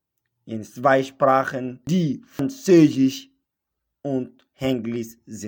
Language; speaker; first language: German; non-native, learner; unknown